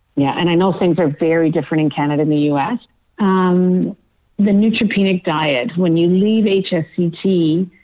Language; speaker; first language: English; native; English